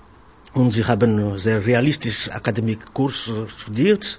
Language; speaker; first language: German; non-native, fluent; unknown